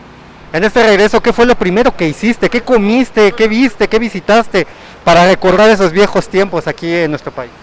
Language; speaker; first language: Spanish; native; Spanish